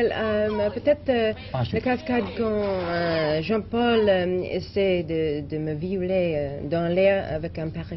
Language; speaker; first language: French; non-native, learner; English